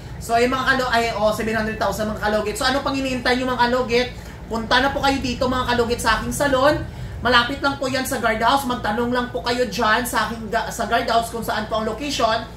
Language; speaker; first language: Filipino; non-native, local second language; Cebuano